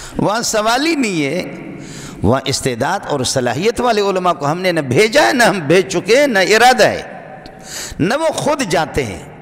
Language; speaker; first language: Urdu; non-native, local second language; Brahui